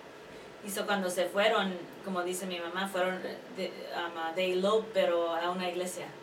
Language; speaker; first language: Spanish; early bilingual, heritage; Spanish